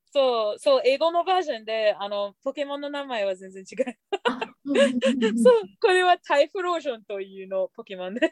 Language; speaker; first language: Japanese; non-native, fluent; English